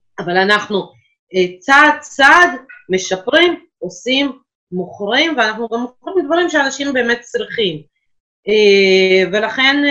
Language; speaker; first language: Hebrew; non-native, fluent; Russian